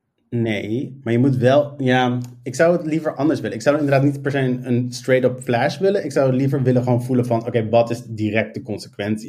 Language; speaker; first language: Dutch; native; Dutch